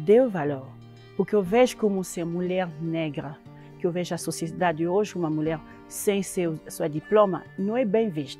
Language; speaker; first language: Portuguese; non-native, fluent; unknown